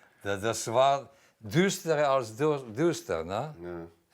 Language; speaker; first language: German; non-native, fluent; Slovak